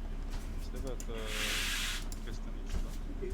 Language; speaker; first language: Russian; non-native, learner; English